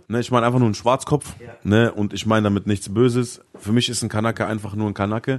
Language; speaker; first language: German; early bilingual, other home language; Arabic